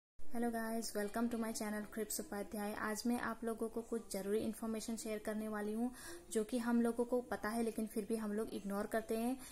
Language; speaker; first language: Hindi; non-native, local second language; Nepali